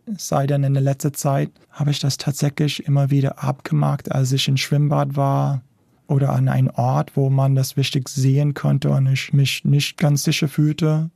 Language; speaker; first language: German; non-native, fluent; English